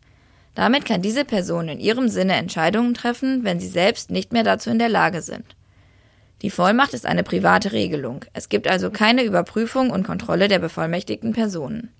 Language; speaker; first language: German; native; German